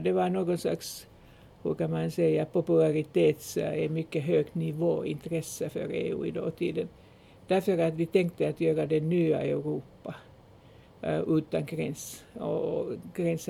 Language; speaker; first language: Swedish; non-native, local second language; Finnish